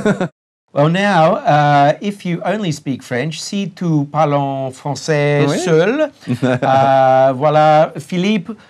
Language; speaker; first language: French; non-native, learner; English